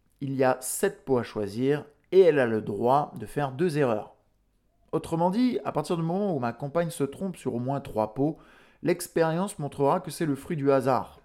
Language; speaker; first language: French; native; French